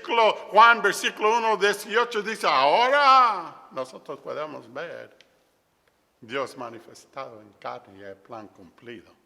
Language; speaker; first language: Spanish; non-native, fluent; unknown